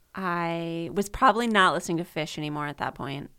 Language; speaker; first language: English; native; English